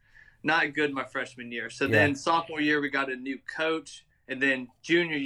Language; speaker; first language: English; native; English